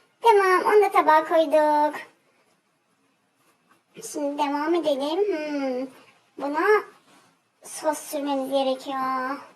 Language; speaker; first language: Turkish; native; Turkish